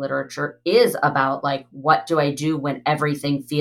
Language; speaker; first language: English; native; English